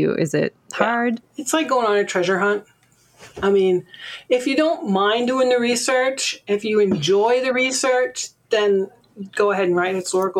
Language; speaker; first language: English; native; English